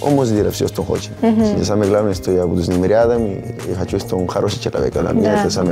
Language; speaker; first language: Russian; non-native, learner; Spanish